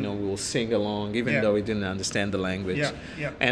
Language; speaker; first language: English; non-native, fluent; Portuguese